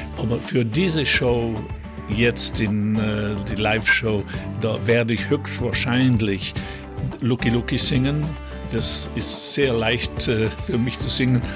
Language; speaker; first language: German; non-native, local second language; Ladin